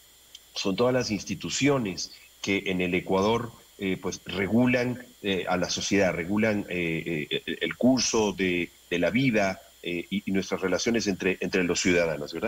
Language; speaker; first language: Spanish; native; Spanish